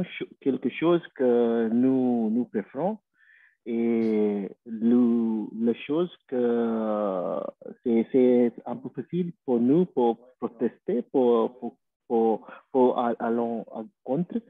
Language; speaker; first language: French; non-native, learner; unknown